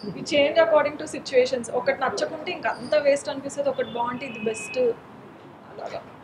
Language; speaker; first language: Telugu; non-native, local second language; Marathi